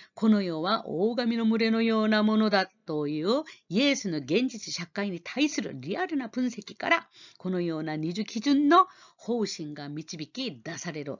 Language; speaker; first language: Japanese; non-native, fluent; Korean